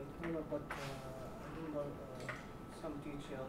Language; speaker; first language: English; non-native, learner; Arabic